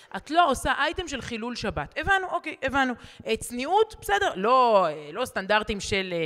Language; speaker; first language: Hebrew; native; Hebrew